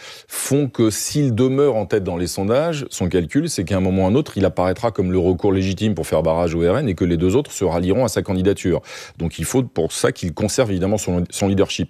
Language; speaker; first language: French; native; French